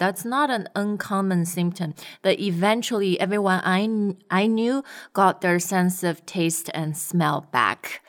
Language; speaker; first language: English; non-native, fluent; Chinese